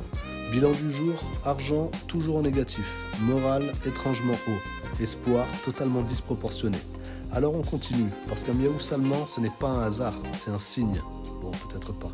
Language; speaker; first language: French; native; French